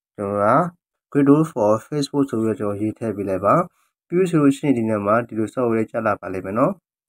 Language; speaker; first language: Burmese; native; Burmese